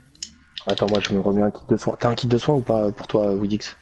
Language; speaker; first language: French; native; French